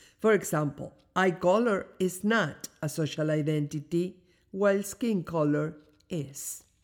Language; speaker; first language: English; non-native, fluent; Spanish